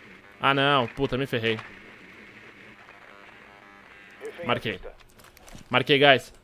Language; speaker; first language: Portuguese; native; Portuguese